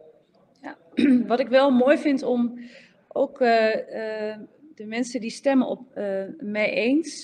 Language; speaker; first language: Dutch; native; Dutch